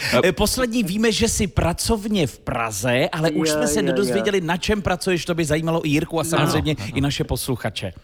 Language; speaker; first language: Czech; native; Czech